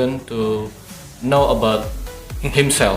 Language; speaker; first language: English; non-native, learner; Indonesian